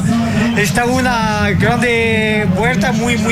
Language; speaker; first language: Portuguese; non-native, learner; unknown